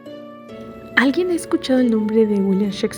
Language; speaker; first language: Spanish; native; Spanish